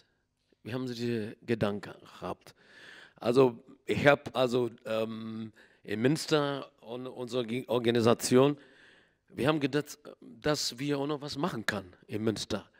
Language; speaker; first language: German; non-native, learner; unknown